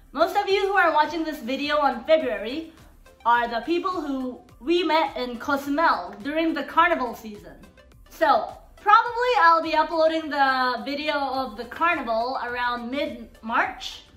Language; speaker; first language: English; non-native, fluent; Japanese